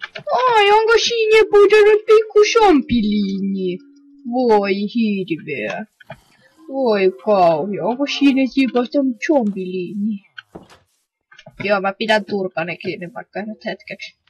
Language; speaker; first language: Finnish; native; Finnish